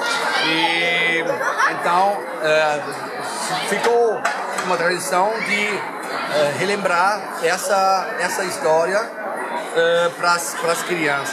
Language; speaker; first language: Portuguese; non-native, fluent; German